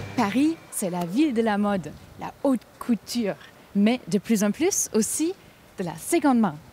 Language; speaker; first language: French; non-native, fluent; German